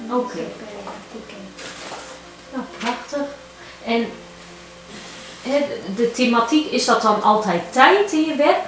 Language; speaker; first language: Dutch; early bilingual, heritage; Turkish